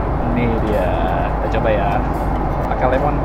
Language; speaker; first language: Indonesian; native; Indonesian